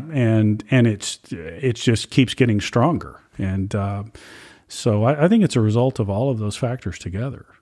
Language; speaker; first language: English; native; English